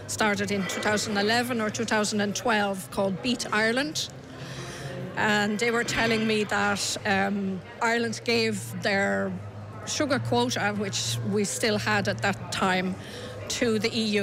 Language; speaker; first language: English; native; English